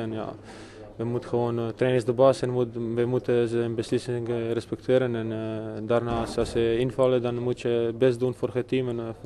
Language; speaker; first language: Dutch; non-native, fluent; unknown